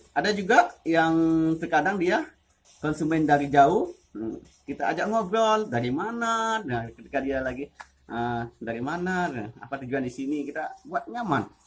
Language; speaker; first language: Indonesian; non-native, local second language; Achinese